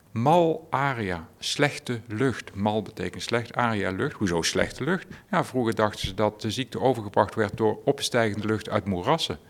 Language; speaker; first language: Dutch; native; Dutch